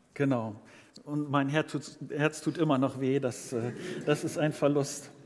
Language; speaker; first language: German; native; German